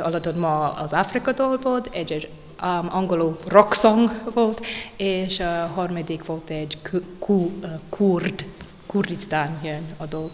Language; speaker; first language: Hungarian; non-native, learner; English